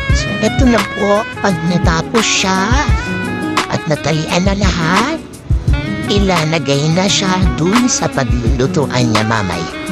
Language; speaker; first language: Filipino; native; Filipino